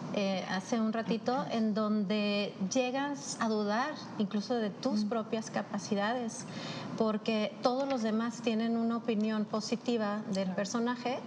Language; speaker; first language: Spanish; native; Spanish